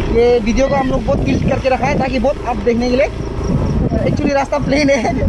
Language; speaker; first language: Hindi; non-native, local second language; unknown